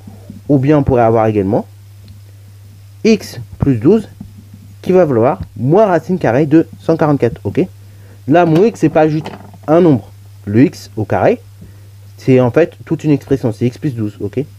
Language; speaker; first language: French; native; French